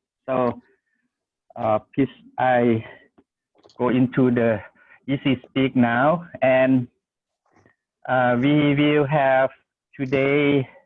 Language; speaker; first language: English; non-native, learner; Thai